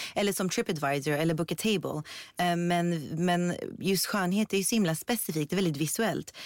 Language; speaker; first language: Swedish; early bilingual, other home language; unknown